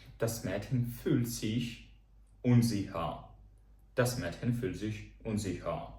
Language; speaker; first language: German; non-native, fluent; Ukrainian